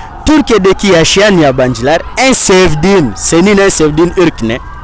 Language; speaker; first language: Turkish; non-native, fluent; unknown